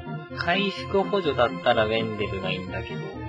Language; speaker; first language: Japanese; native; Japanese